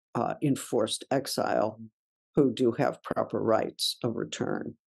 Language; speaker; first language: English; native; English